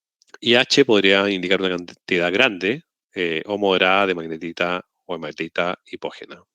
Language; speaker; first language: Spanish; native; Spanish